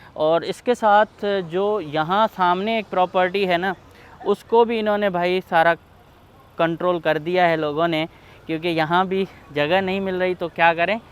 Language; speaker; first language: Urdu; non-native, local second language; Sindhi